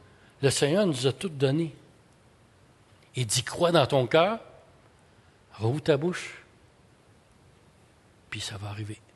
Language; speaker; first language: French; native; French